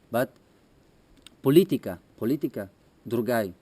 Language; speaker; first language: Russian; non-native, learner; Italian